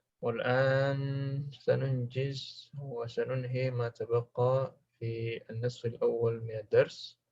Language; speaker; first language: Arabic; non-native, fluent; Indonesian